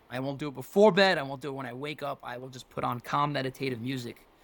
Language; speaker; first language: English; native; English